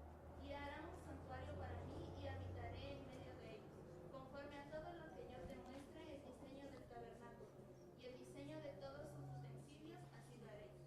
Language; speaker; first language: Spanish; native; Spanish